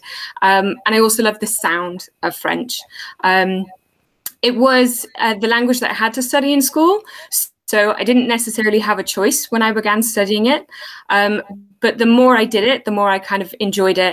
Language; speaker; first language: English; native; English